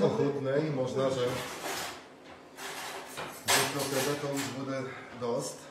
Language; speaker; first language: Czech; non-native, fluent; Polish